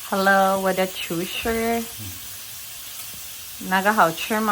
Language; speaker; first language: Chinese; non-native, learner; Filipino